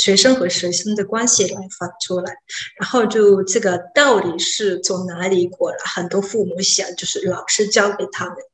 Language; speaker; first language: Chinese; non-native, fluent; Japanese